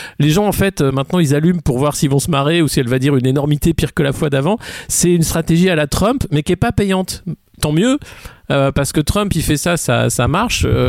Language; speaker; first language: French; native; French